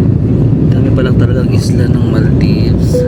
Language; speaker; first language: Filipino; non-native, local second language; Waray